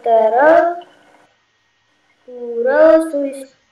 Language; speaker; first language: Korean; non-native, learner; Indonesian